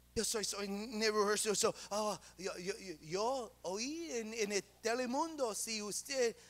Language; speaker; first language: Spanish; non-native, learner; English